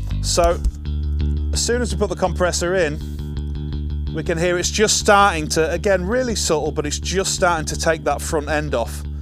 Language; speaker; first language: English; native; English